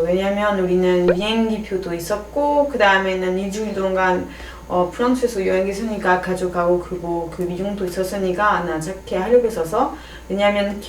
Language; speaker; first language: Korean; non-native, learner; French